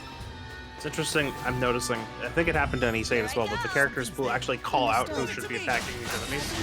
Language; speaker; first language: English; native; English